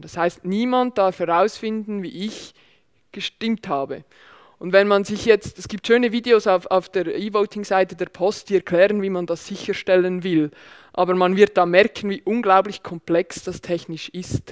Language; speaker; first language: German; native; German